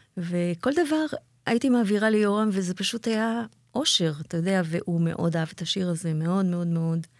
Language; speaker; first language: Hebrew; native; Hebrew